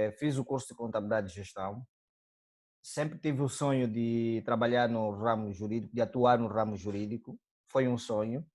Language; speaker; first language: Portuguese; native; Portuguese